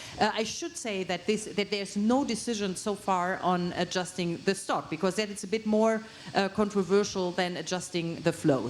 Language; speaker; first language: English; non-native, fluent; German